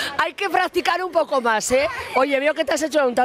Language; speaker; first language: Spanish; native; Spanish